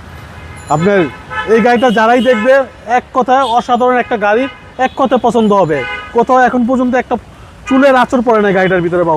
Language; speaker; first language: Bangla; native; Bangla